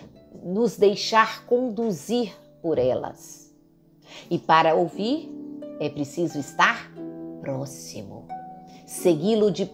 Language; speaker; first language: Portuguese; native; Portuguese